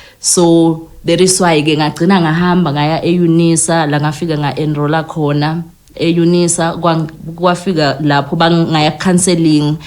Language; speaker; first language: Zulu; non-native, local second language; Swati